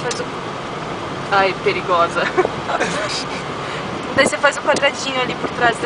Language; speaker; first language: Portuguese; native; Portuguese